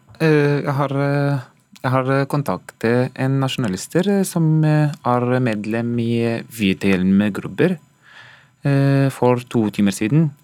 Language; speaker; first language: Norwegian; non-native, learner; Arabic